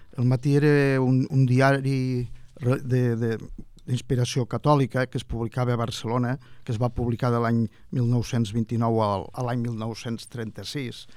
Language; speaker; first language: Catalan; native; Catalan